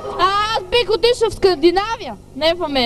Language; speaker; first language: Bulgarian; non-native, learner; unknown